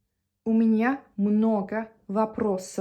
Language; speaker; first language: Russian; non-native, fluent; Turkish